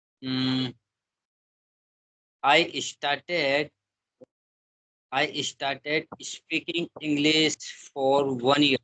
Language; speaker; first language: English; non-native, learner; Hindi